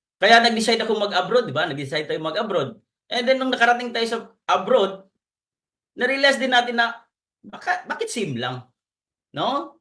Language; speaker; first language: Filipino; non-native, local second language; Cebuano